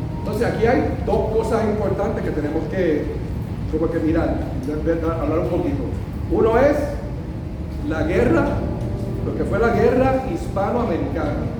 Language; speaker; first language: Spanish; early bilingual, heritage; Spanish